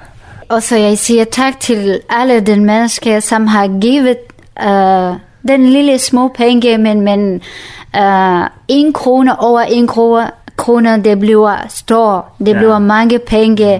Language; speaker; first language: Danish; non-native, learner; Kurdish